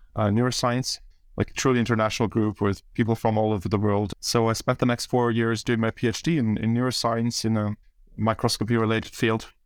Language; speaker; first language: English; early bilingual, other home language; German